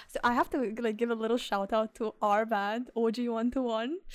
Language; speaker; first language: English; early bilingual, other home language; Russian